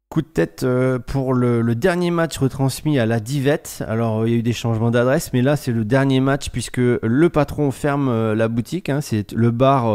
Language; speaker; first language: French; native; French